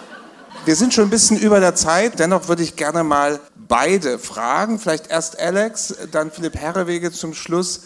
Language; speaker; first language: German; native; German